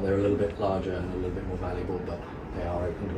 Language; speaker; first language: English; native; English